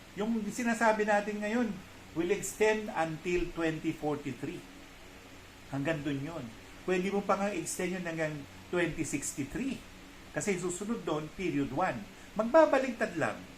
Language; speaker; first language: Filipino; native; Filipino